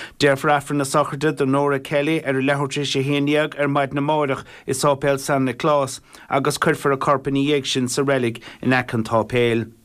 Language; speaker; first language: Irish; native; Irish